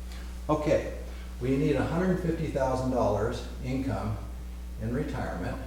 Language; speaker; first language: English; native; English